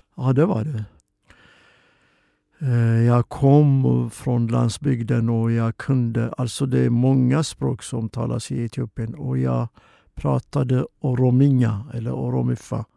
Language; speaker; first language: Swedish; non-native, fluent; Oromo